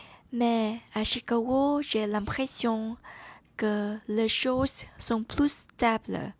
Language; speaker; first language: French; non-native, learner; Vietnamese